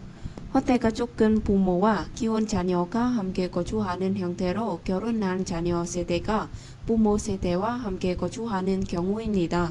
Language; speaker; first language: Korean; non-native, fluent; Vietnamese